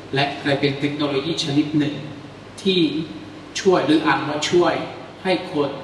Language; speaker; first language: Thai; non-native, fluent; Italian